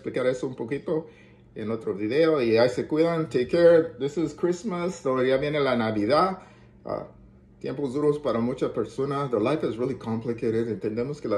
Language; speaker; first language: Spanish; early bilingual, heritage; Spanish